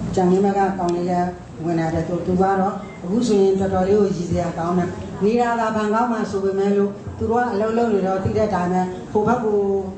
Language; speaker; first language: Burmese; native; Burmese